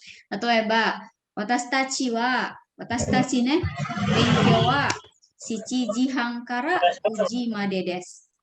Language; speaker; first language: Japanese; non-native, fluent; Indonesian